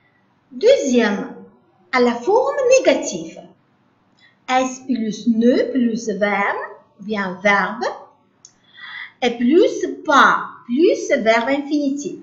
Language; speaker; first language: French; non-native, learner; Uzbek